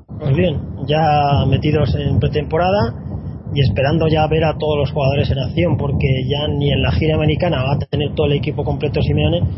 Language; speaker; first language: Spanish; native; Spanish